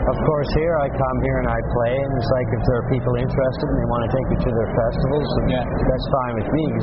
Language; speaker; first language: English; native; English